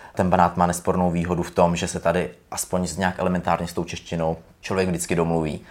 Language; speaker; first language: Czech; native; Czech